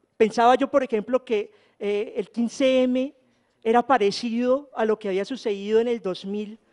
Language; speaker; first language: Spanish; native; Spanish